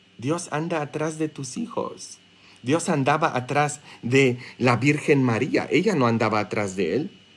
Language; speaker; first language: Spanish; non-native, fluent; English